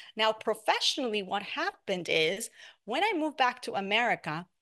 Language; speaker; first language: English; non-native, fluent; Spanish